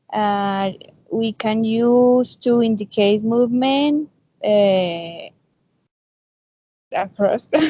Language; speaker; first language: English; non-native, learner; Spanish